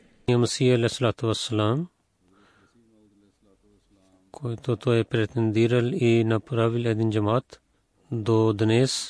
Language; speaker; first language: Bulgarian; non-native, fluent; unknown